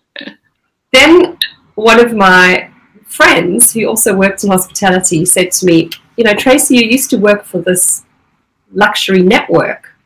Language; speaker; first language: English; native; English